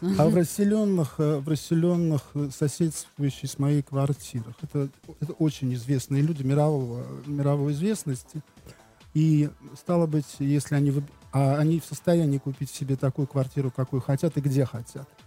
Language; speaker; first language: Russian; native; Russian